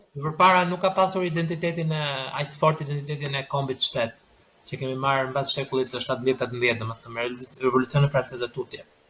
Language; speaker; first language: Albanian; native; Albanian